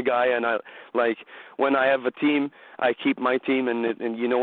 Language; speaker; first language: English; non-native, learner; French